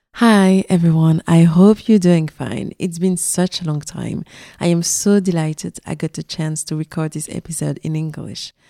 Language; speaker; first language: English; non-native, fluent; French